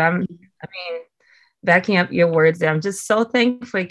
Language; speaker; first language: English; non-native, fluent; Portuguese